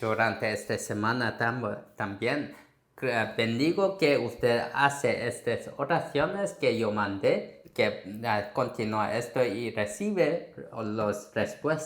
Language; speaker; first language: Spanish; non-native, fluent; Korean